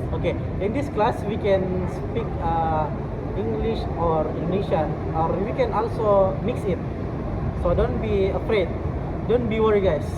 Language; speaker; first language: English; non-native, learner; Indonesian